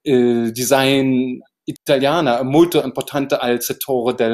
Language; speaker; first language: Italian; non-native, learner; German